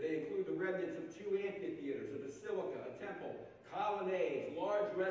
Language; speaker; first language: English; native; English